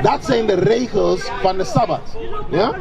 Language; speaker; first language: Dutch; non-native, learner; English